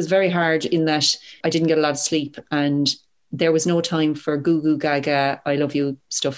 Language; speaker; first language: English; native; English